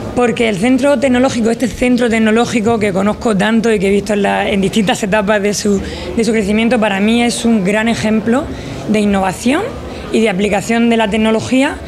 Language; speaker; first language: Spanish; native; Spanish